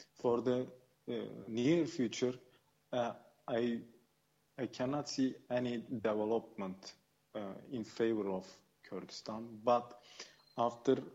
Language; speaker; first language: English; non-native, fluent; Kurdish